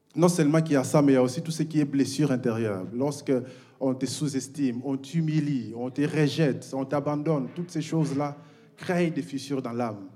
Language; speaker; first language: French; non-native, local second language; Lingala